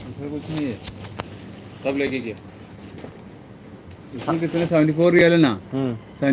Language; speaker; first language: Hindi; non-native, learner; Bangla